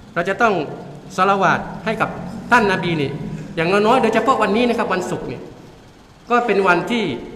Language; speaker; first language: Thai; non-native, local second language; Malay